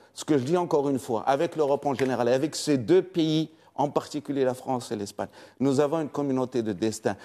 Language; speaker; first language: French; non-native, local second language; Arabic